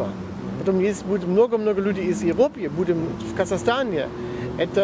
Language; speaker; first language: Russian; non-native, learner; German